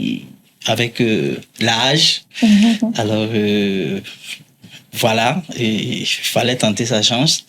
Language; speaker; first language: French; non-native, local second language; Mossi